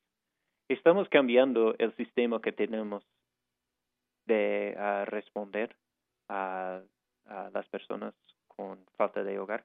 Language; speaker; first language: Spanish; non-native, fluent; English